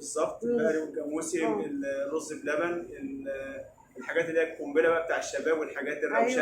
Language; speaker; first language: Arabic; native; Arabic